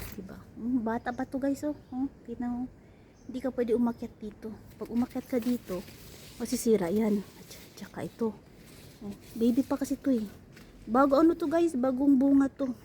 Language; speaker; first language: Filipino; non-native, local second language; Chavacano